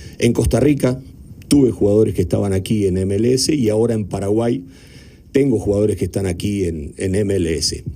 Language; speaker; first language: Spanish; native; Spanish